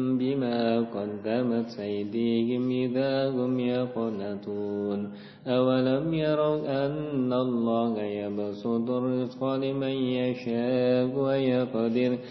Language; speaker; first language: Arabic; non-native, learner; Indonesian